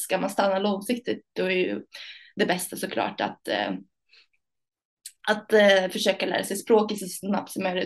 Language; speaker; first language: Swedish; early bilingual, other home language; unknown